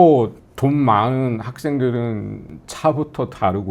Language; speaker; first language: Korean; native; Korean